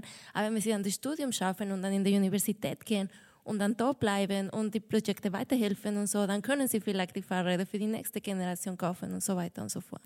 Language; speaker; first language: German; non-native, fluent; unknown